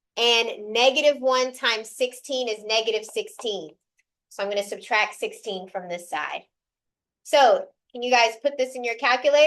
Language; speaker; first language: English; native; English